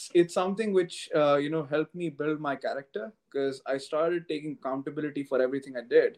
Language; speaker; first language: English; non-native, local second language; Hindi